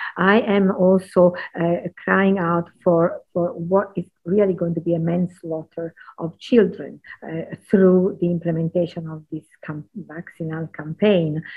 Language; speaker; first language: English; non-native, fluent; Italian